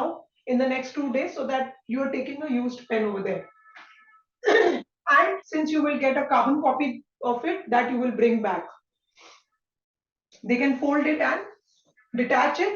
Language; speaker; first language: English; non-native, local second language; Hindi